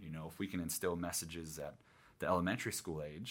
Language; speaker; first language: English; native; English